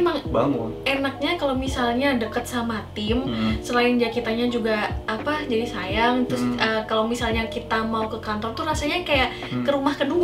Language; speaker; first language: Indonesian; native; Indonesian